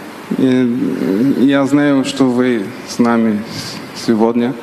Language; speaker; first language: Russian; non-native, learner; Bulgarian